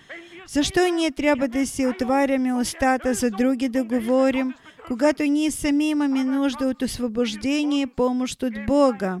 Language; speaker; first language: Bulgarian; non-native, fluent; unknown